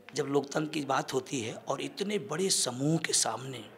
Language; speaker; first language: Hindi; native; Hindi